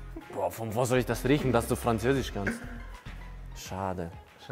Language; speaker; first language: German; non-native, fluent; Hungarian